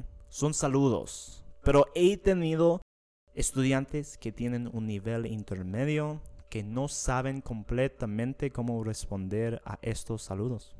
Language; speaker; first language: Spanish; non-native, fluent; English